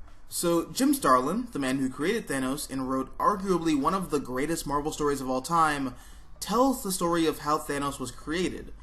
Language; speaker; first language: English; native; English